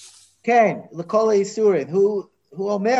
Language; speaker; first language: Hebrew; non-native, fluent; English